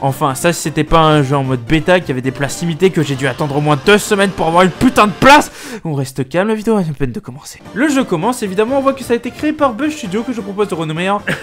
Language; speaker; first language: French; native; French